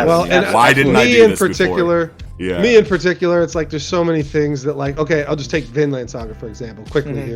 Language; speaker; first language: English; native; English